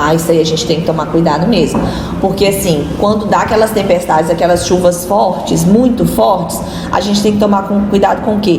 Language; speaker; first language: Portuguese; native; Portuguese